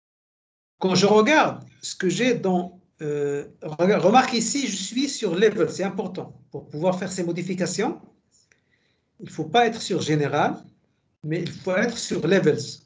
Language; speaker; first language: French; native; French